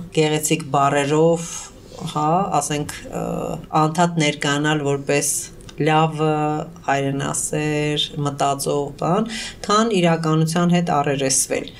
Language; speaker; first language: Armenian; early bilingual, heritage; Armenian